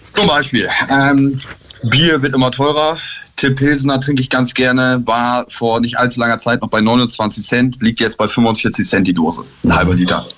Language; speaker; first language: German; native; German